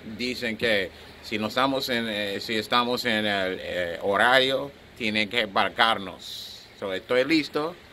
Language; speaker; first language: Spanish; non-native, learner; English